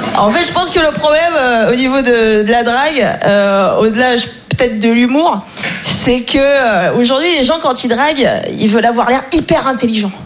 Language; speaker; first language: French; native; French